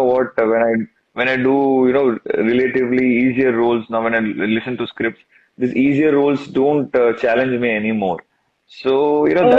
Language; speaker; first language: English; non-native, local second language; Tamil